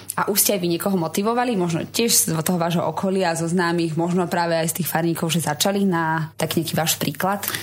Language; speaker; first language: Slovak; native; Slovak